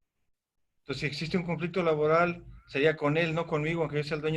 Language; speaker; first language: Spanish; native; Spanish